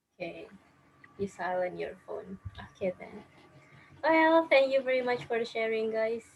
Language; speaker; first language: English; non-native, fluent; Indonesian